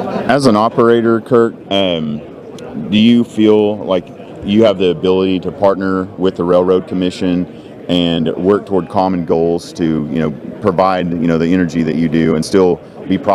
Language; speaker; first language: English; native; English